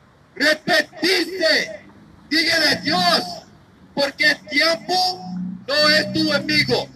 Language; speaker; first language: Spanish; non-native, learner; English